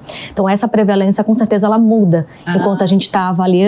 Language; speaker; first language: Portuguese; native; Portuguese